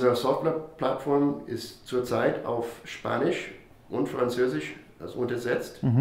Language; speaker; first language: German; non-native, fluent; English